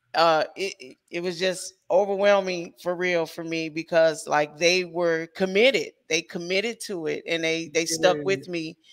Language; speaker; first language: English; native; English